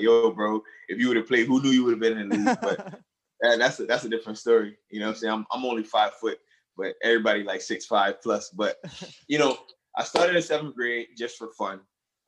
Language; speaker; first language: English; early bilingual, other home language; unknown